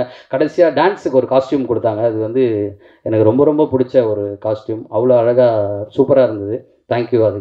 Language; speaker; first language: Tamil; native; Tamil